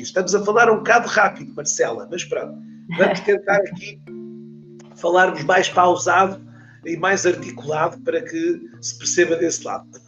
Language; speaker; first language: Portuguese; native; Portuguese